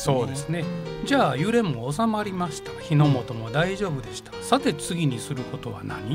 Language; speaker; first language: Japanese; native; Japanese